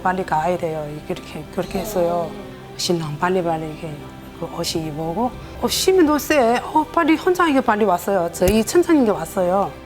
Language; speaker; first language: Korean; non-native, learner; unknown